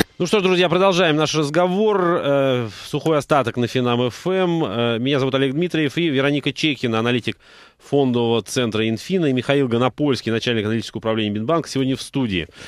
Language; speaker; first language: Russian; native; Russian